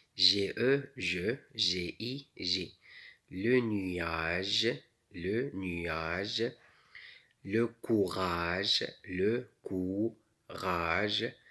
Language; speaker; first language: French; non-native, local second language; Arabic